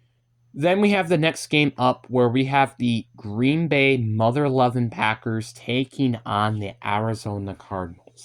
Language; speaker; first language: English; native; English